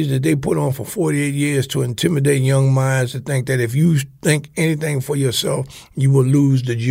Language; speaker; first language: English; native; English